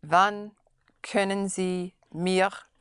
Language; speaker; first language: German; non-native, learner; English